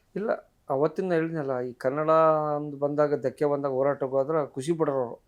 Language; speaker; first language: Kannada; non-native, local second language; Marathi